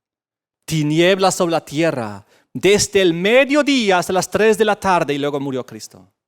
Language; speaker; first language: Spanish; native; Spanish